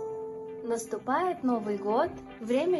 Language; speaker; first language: Russian; native; Russian